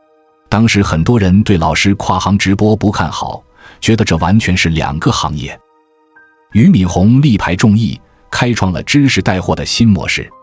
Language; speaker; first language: Chinese; native; Chinese